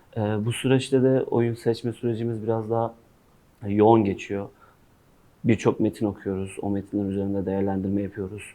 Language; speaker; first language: Turkish; non-native, local second language; Kurdish